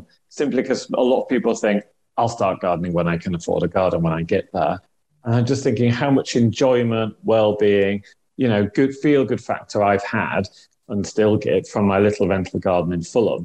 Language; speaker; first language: English; native; English